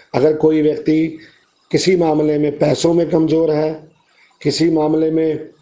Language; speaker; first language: Hindi; native; Hindi